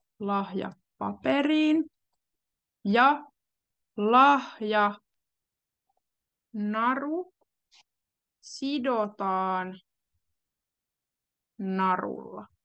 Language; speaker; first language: Finnish; native; Finnish